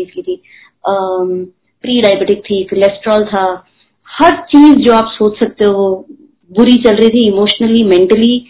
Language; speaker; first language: Hindi; native; Hindi